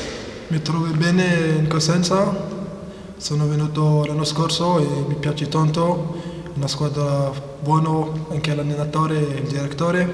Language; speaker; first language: Italian; non-native, learner; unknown